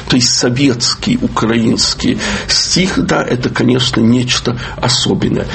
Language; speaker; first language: Russian; native; Russian